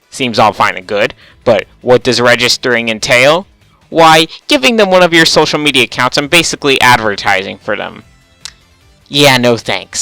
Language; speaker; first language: English; native; English